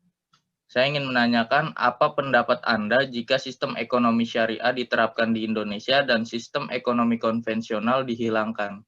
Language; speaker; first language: Indonesian; native; Indonesian